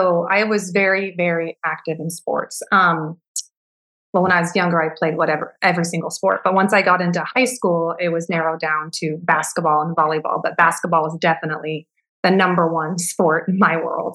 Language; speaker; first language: English; native; English